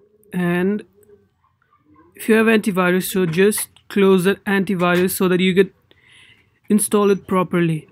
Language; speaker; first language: English; non-native, local second language; Nepali